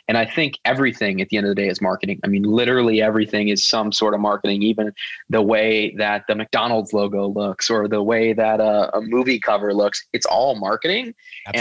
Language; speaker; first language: English; native; English